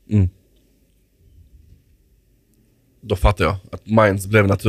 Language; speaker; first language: Swedish; native; Swedish